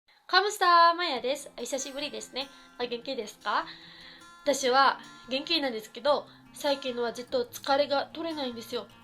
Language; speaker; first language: Japanese; non-native, fluent; Filipino